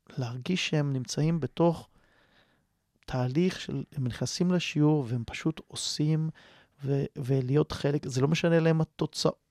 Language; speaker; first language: Hebrew; native; Hebrew